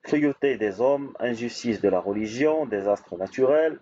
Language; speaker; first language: French; non-native, local second language; Arabic